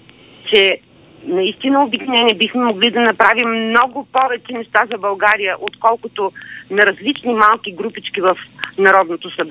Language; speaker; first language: Bulgarian; native; Bulgarian